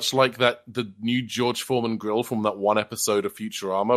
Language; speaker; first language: English; native; English